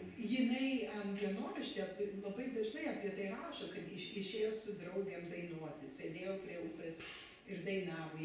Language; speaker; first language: Lithuanian; early bilingual, heritage; Lithuanian